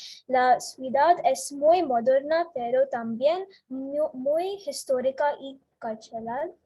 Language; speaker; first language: Spanish; non-native, learner; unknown